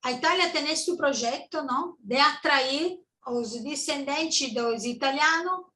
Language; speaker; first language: Portuguese; non-native, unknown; Italian